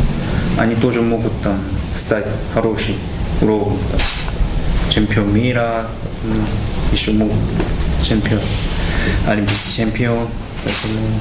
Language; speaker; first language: Russian; non-native, learner; Korean